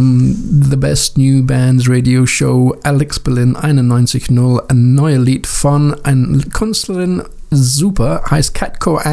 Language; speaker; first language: German; non-native, learner; English